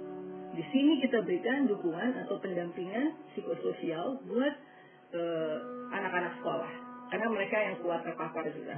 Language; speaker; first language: Indonesian; native; Indonesian